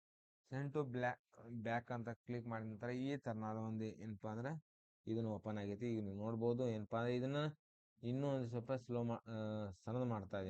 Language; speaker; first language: Kannada; native; Kannada